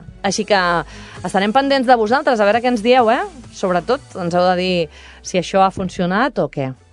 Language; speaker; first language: Catalan; native; Catalan